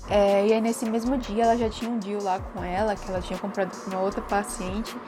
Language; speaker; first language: Portuguese; native; Portuguese